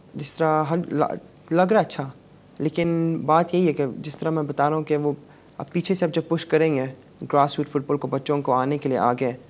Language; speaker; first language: Urdu; native; Urdu